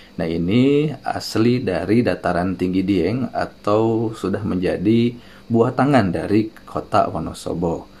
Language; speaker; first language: Indonesian; non-native, local second language; Sundanese